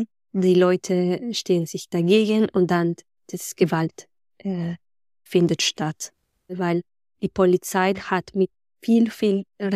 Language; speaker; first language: German; non-native, fluent; Spanish